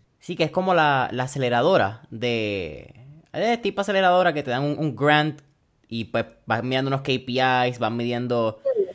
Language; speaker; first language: Spanish; early bilingual, heritage; Spanish